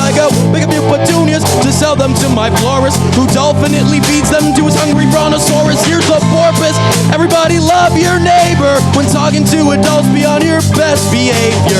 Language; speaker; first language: English; native; English